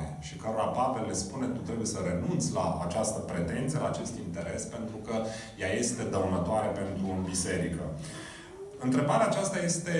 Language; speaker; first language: Romanian; native; Romanian